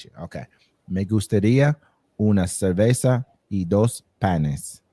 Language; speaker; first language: Spanish; non-native, learner; English